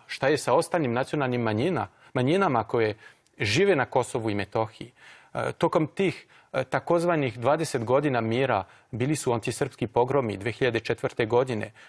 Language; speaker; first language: Croatian; non-native, fluent; French